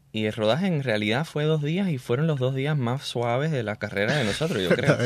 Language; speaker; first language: Spanish; early bilingual, heritage; Spanish